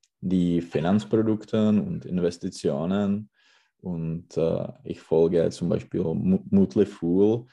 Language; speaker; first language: German; non-native, learner; Czech